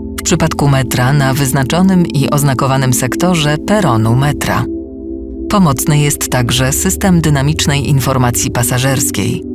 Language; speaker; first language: Polish; native; Polish